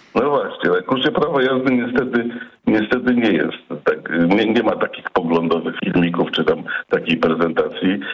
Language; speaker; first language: Polish; native; Polish